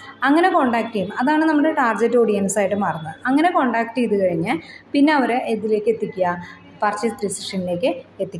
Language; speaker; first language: Malayalam; native; Malayalam